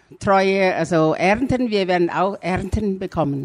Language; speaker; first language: German; non-native, learner; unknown